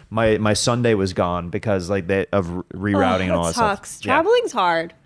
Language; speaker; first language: English; native; English